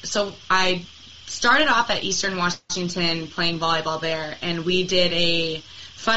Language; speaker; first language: English; native; English